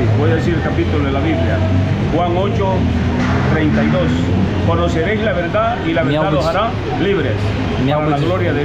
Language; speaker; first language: Spanish; native; Spanish